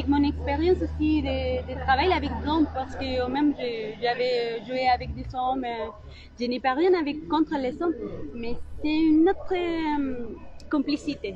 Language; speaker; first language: French; non-native, learner; Spanish